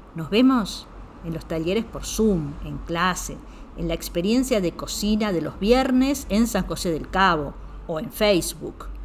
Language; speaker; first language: Spanish; native; Spanish